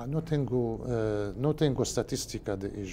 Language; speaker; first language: Portuguese; non-native, learner; Spanish